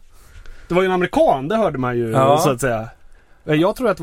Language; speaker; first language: Swedish; native; Swedish